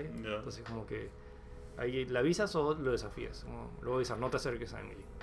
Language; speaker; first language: Spanish; native; Spanish